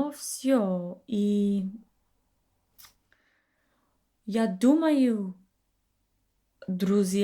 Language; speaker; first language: Russian; non-native, learner; English